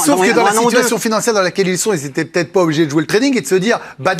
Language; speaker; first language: French; native; French